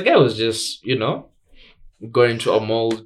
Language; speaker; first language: English; non-native, local second language; Swahili